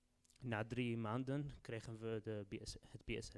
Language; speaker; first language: Dutch; non-native, learner; Arabic